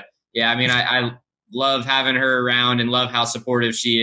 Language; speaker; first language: English; native; English